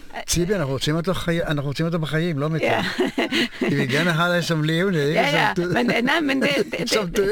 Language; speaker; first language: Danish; non-native, fluent; Hebrew